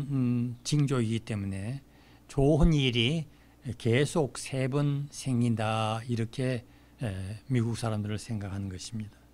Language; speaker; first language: Korean; native; Korean